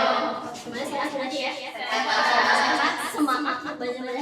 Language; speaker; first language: Chinese; non-native, learner; Indonesian